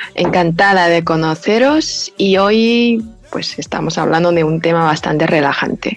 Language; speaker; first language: Spanish; non-native, fluent; Chinese